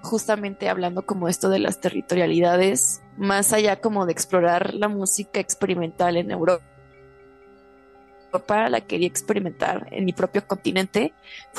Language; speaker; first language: Spanish; native; Spanish